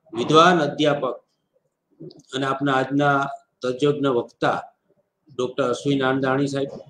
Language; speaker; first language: Gujarati; native; Gujarati